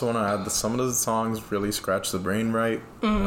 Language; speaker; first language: English; non-native, fluent; Spanish